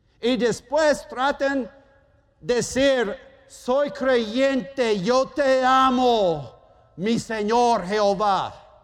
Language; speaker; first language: Spanish; non-native, fluent; German